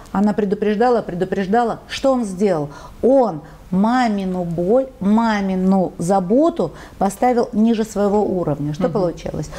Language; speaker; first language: Russian; non-native, local second language; Chechen